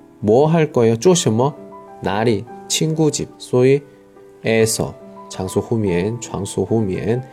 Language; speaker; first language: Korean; non-native, learner; Chinese